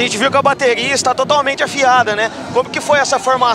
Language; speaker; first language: Portuguese; native; Portuguese